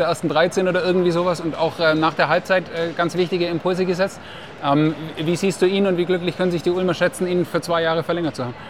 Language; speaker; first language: German; native; German